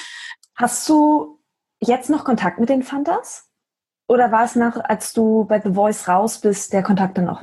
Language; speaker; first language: German; native; German